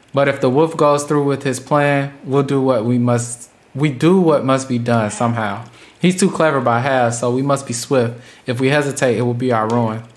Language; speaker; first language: English; native; English